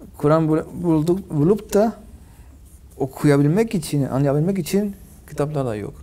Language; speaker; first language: Turkish; non-native, fluent; Spanish